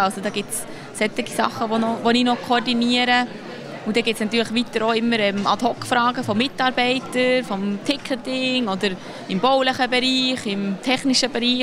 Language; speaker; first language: German; native; German